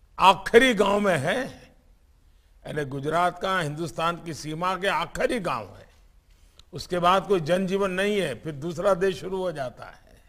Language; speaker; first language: Hindi; non-native, local second language; Gujarati